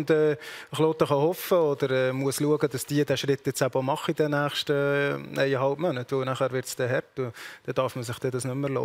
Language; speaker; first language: German; native; German